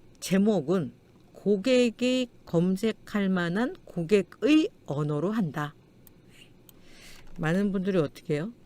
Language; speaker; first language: Korean; native; Korean